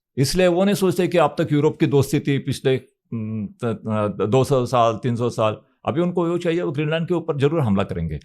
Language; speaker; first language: Hindi; non-native, local second language; Marathi